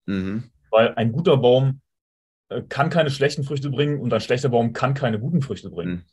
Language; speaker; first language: German; native; German